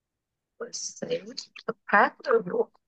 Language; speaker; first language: English; non-native, learner; Vietnamese